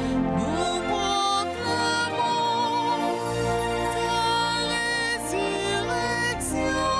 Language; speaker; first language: French; non-native, local second language; Haitian Creole